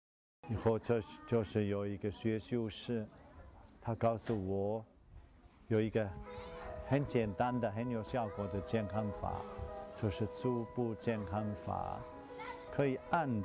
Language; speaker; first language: Chinese; non-native, fluent; German